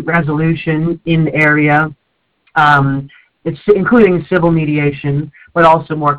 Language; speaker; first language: English; native; English